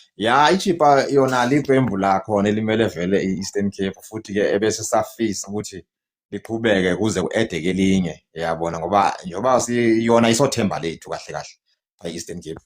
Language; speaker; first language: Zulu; non-native, local second language; Xhosa